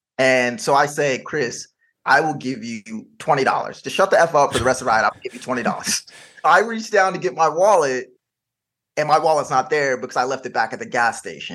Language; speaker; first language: English; native; English